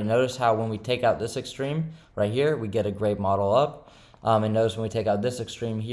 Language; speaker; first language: English; native; English